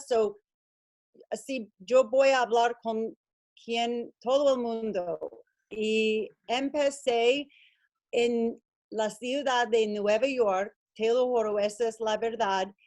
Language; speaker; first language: Spanish; non-native, learner; English